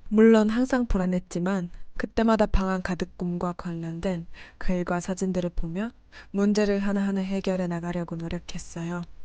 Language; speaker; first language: Korean; non-native, fluent; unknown